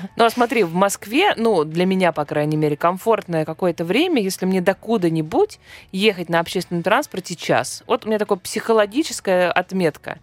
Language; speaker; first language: Russian; native; Russian